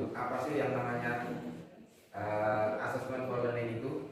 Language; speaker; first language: Indonesian; native; Indonesian